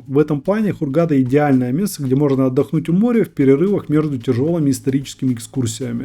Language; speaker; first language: Russian; native; Russian